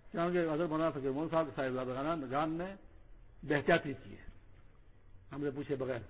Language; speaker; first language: Urdu; non-native, local second language; Pashto